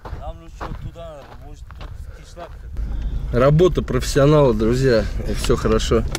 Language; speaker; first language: Russian; native; Russian